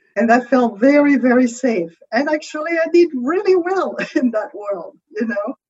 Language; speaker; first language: English; non-native, fluent; French